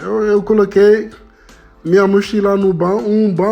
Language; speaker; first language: Portuguese; non-native, fluent; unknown